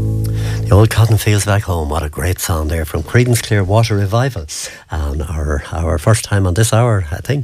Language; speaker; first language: English; native; English